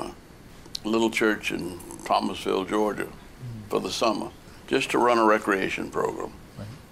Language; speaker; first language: English; native; English